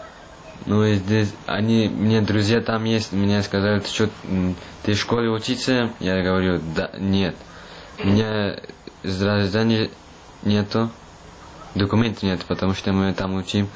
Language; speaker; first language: Russian; non-native, learner; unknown